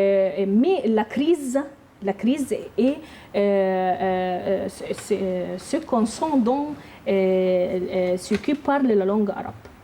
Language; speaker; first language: French; non-native, learner; Arabic